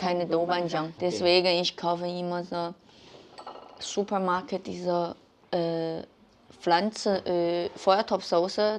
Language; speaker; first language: German; non-native, learner; Chinese